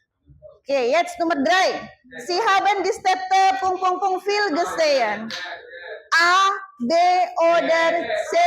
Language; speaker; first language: German; non-native, fluent; Indonesian